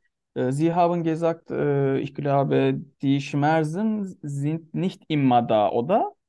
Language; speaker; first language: German; non-native, learner; Turkish